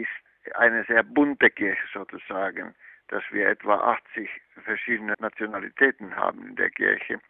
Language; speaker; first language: German; non-native, fluent; Finnish